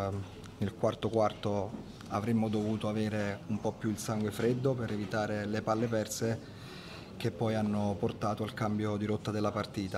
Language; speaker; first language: Italian; native; Italian